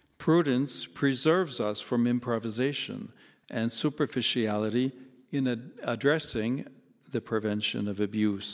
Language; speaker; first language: English; native; English